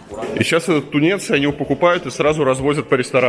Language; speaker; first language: Russian; native; Russian